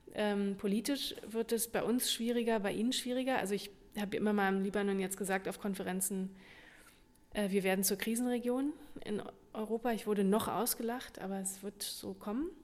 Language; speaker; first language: German; native; German